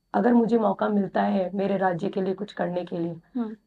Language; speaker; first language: Hindi; native; Hindi